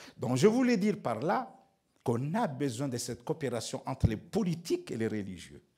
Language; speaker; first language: French; non-native, local second language; Ngazidja Comorian